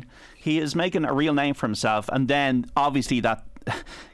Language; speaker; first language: English; native; English